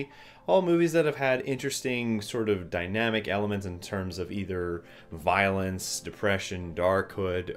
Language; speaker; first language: English; native; English